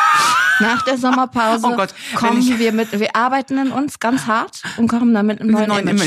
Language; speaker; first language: German; native; German